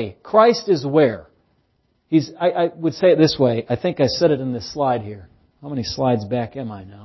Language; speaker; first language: English; native; English